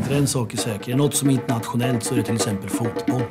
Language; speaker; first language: Swedish; native; Swedish